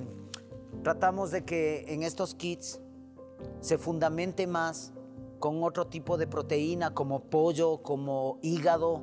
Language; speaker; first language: Spanish; native; Spanish